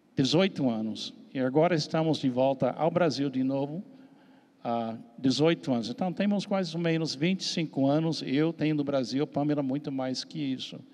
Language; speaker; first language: Portuguese; non-native, fluent; English